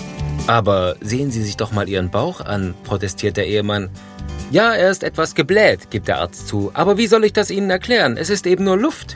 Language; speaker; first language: German; native; German